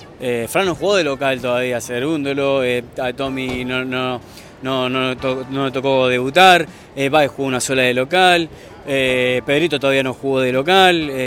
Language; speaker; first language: Spanish; native; Spanish